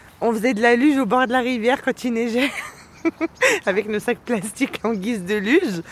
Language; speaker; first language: French; native; French